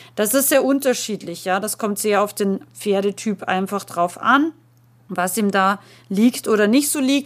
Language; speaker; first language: German; native; German